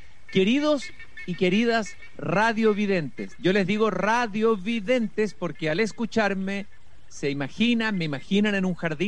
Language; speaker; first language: Spanish; native; Spanish